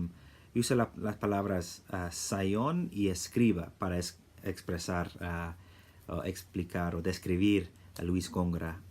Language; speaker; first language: Spanish; non-native, fluent; English